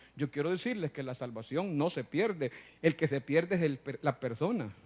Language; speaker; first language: Spanish; native; Spanish